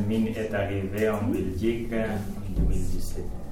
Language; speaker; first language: French; non-native, learner; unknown